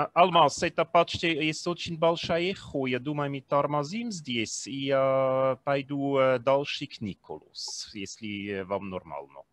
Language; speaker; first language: Russian; non-native, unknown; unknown